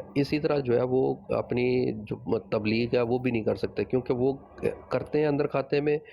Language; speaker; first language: Urdu; non-native, local second language; Punjabi